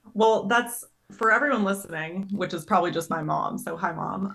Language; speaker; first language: English; native; English